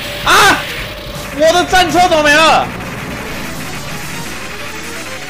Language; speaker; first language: Chinese; native; Chinese